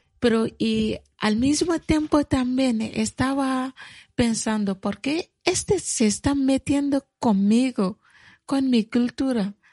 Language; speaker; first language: Spanish; non-native, fluent; Bambara